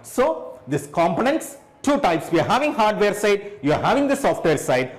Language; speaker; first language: English; non-native, local second language; Malayalam